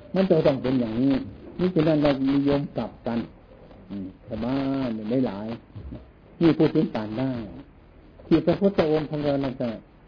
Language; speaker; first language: Thai; non-native, local second language; Northeastern Thai